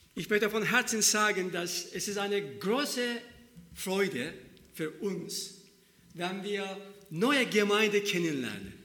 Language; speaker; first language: German; non-native, learner; Turkish